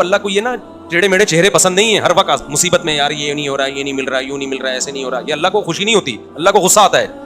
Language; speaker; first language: Urdu; native; Urdu